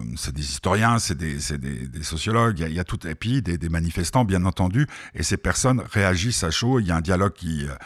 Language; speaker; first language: French; native; French